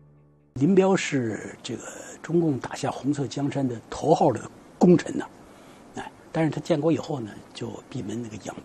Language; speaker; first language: Chinese; native; Chinese